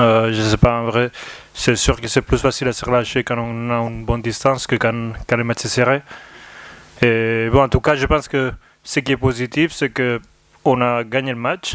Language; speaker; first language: French; non-native, fluent; Spanish